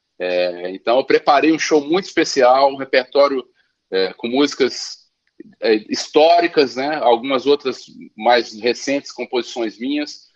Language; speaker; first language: Portuguese; native; Portuguese